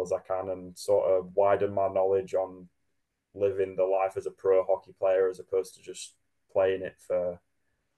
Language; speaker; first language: English; native; English